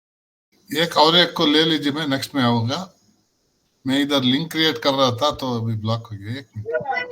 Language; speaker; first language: Hindi; non-native, local second language; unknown